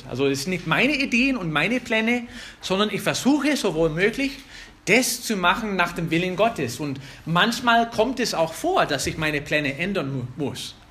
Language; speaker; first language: German; non-native, fluent; English